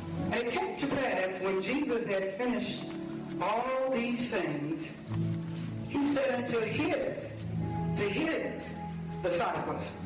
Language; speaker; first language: English; native; English